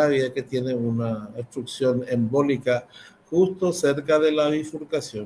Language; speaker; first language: Spanish; native; Spanish